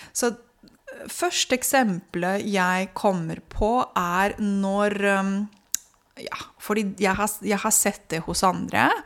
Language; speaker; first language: Norwegian; non-native, fluent; Romanian